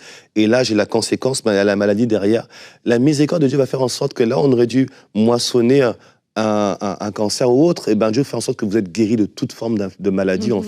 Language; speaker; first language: French; native; French